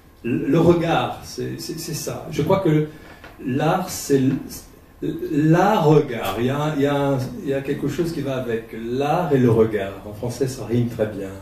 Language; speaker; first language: French; non-native, fluent; Portuguese